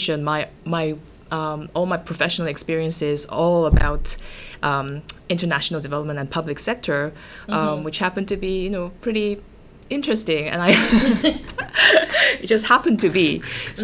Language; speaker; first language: English; non-native, fluent; Korean